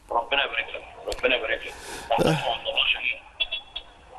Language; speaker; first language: Arabic; native; Arabic